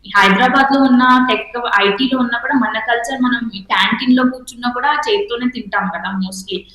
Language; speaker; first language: Telugu; non-native, local second language; Hindi